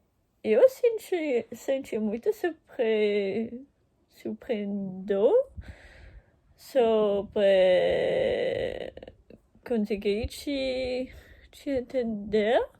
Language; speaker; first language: Portuguese; non-native, learner; German